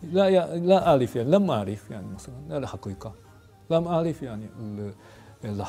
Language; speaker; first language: Arabic; non-native, fluent; Japanese